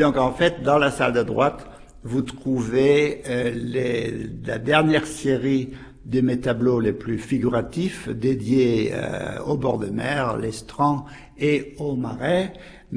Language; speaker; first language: French; native; French